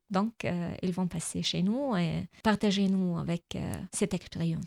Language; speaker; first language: French; non-native, local second language; Arabic